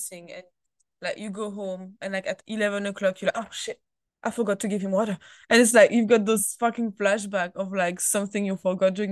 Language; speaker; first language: English; non-native, fluent; French